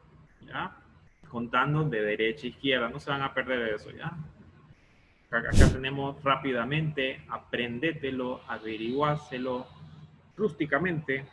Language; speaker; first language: Spanish; native; Spanish